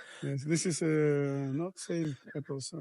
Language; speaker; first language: English; non-native, learner; Ingush